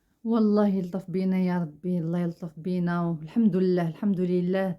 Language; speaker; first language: Arabic; native; Arabic